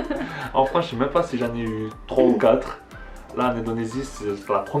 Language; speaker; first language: French; native; French